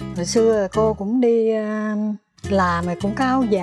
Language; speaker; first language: Vietnamese; native; Vietnamese